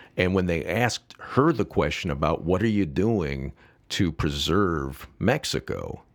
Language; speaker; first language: English; native; English